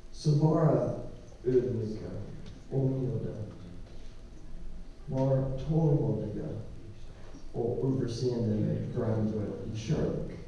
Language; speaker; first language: Swedish; non-native, learner; English